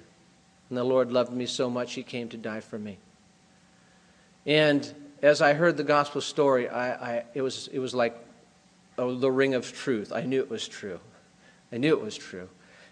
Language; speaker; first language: English; native; English